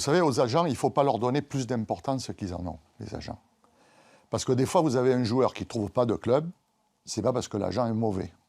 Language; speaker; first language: French; native; French